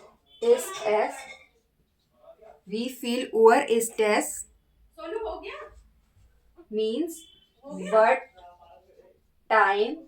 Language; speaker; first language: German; non-native, learner; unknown